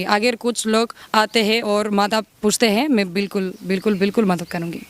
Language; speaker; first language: Hindi; non-native, learner; Spanish